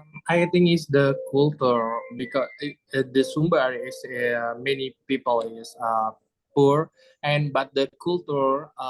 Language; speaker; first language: English; non-native, learner; Indonesian